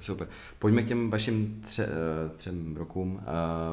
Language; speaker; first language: Czech; native; Czech